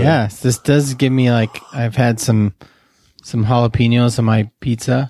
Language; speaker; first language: English; native; English